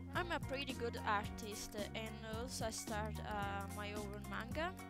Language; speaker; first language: English; non-native, learner; Italian